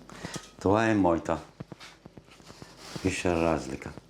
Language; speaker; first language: Bulgarian; non-native, learner; Italian